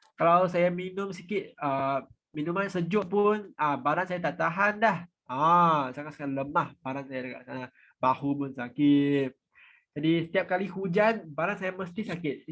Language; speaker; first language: Malay; non-native, fluent; Vietnamese